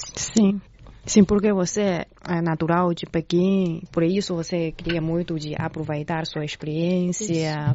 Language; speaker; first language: Portuguese; non-native, fluent; Chinese